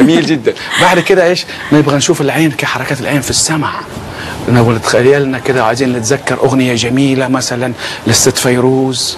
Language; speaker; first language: Arabic; native; Arabic